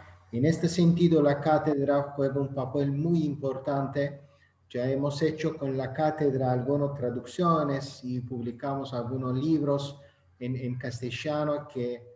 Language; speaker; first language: Spanish; non-native, learner; Azerbaijani